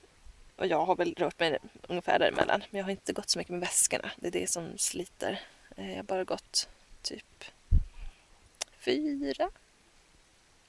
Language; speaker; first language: Swedish; native; Swedish